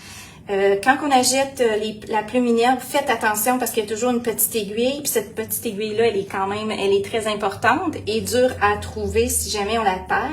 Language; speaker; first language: French; native; French